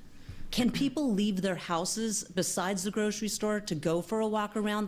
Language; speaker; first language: English; native; English